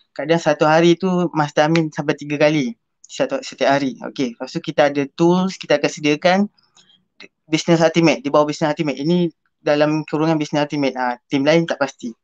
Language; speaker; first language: Malay; native; Malay